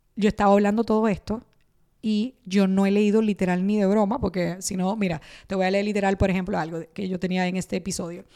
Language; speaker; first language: Spanish; early bilingual, other home language; Italian